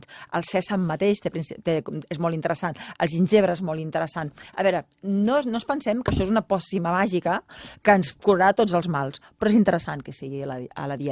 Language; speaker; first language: Catalan; native; Catalan